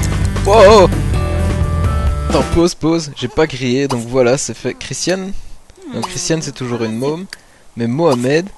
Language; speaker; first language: French; native; French